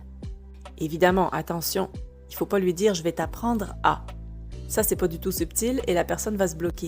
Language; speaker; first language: French; native; French